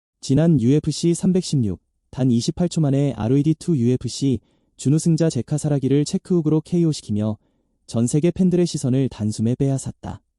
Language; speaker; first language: Korean; native; Korean